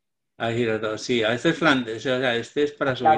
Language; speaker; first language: Spanish; native; Spanish